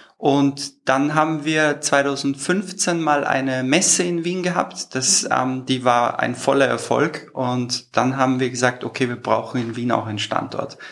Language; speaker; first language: German; early bilingual, other home language; Turkish